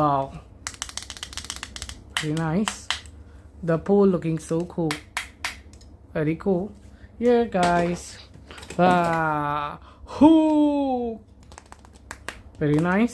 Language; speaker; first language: English; non-native, learner; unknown